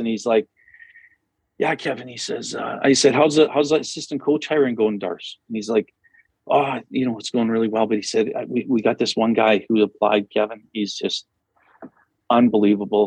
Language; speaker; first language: English; native; English